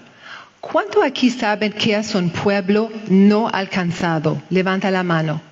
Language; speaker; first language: Spanish; non-native, fluent; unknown